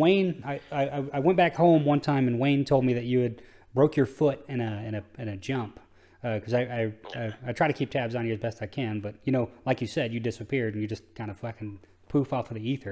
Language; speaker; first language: English; native; English